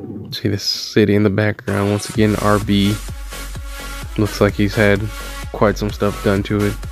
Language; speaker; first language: English; native; English